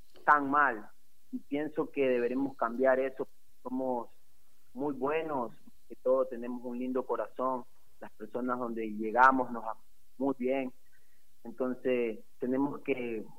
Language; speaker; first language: Spanish; native; Spanish